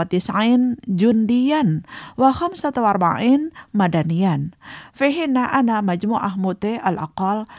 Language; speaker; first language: Arabic; non-native, fluent; Indonesian